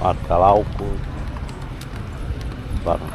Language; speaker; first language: Finnish; non-native, learner; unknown